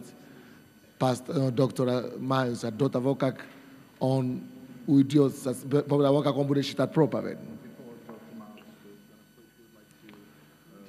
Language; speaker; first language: Russian; non-native, fluent; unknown